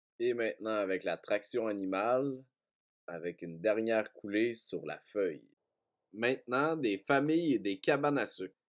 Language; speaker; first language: French; native; French